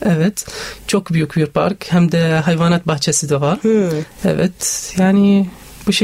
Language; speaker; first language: Turkish; non-native, learner; Arabic